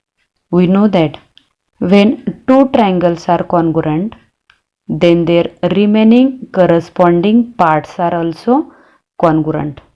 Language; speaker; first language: English; non-native, local second language; Marathi